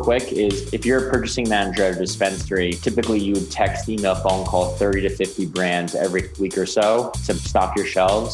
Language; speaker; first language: English; native; English